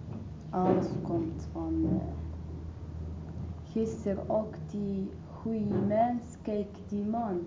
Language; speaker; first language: Dutch; non-native, learner; Arabic